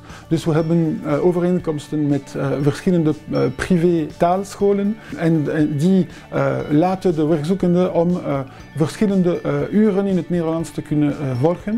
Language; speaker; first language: Dutch; non-native, local second language; French